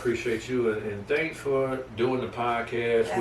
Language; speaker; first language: English; native; English